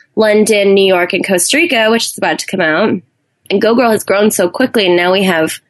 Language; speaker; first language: English; native; English